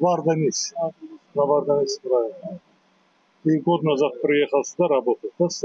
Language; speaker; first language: Russian; non-native, learner; Azerbaijani